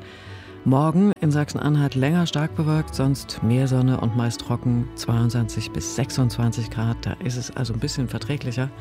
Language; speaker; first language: German; native; German